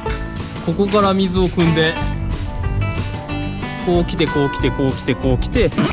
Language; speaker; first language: Japanese; native; Japanese